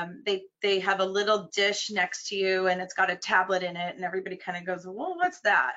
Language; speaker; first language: English; native; English